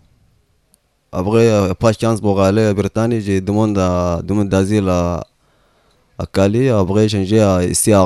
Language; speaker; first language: French; non-native, learner; Arabic